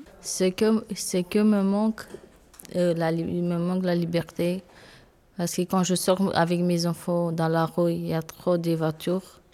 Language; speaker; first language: French; non-native, learner; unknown